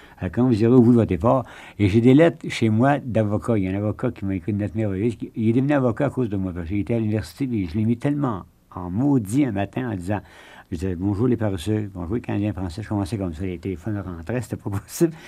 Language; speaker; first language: French; native; French